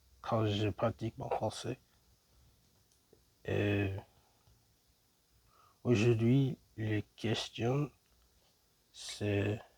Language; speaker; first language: French; non-native, learner; English